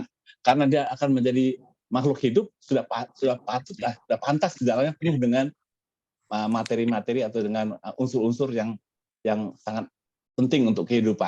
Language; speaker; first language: Malay; native; Malay